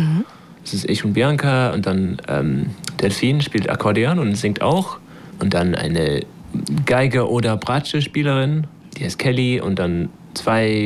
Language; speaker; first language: German; non-native, fluent; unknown